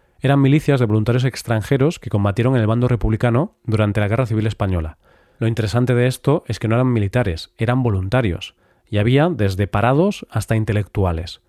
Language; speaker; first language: Spanish; native; Spanish